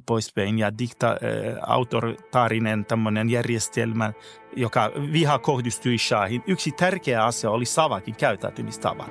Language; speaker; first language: Finnish; non-native, fluent; Persian